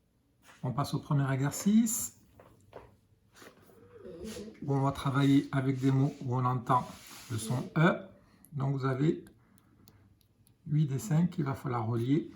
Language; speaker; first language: French; native; French